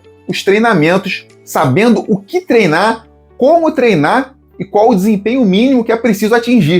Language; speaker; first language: Portuguese; native; Portuguese